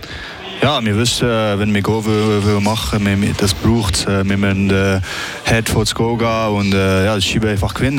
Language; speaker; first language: German; non-native, local second language; French